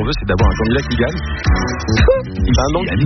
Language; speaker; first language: French; native; French